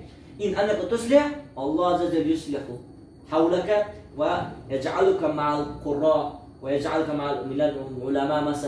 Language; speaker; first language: Arabic; non-native, learner; Uzbek